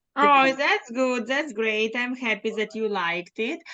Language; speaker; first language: English; non-native, fluent; Ukrainian